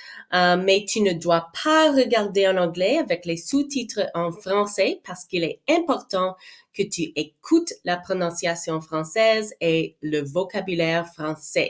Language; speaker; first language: French; non-native, fluent; English